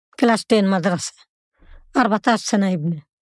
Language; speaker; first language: Arabic; non-native, learner; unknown